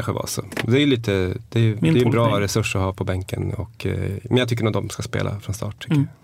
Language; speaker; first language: Swedish; native; Swedish